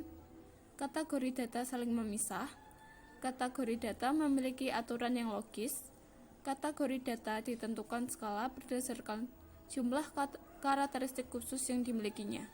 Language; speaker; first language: Indonesian; native; Indonesian